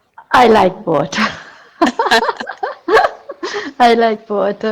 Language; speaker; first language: English; non-native, learner; Hungarian